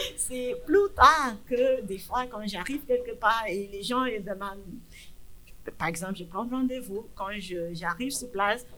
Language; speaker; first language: French; non-native, fluent; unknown